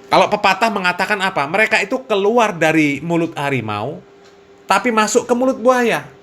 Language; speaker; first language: Indonesian; native; Indonesian